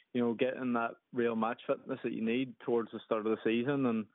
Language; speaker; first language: English; native; English